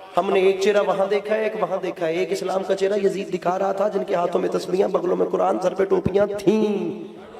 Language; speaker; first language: Urdu; non-native, local second language; Punjabi